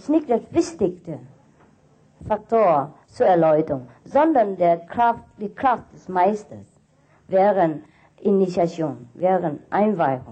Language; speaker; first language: German; non-native, fluent; Vietnamese